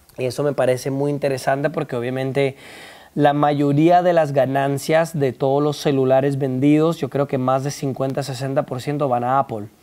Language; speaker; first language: Spanish; early bilingual, heritage; Spanish